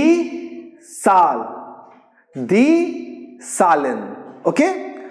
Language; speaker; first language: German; non-native, learner; Hindi